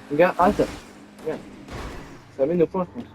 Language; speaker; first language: French; native; French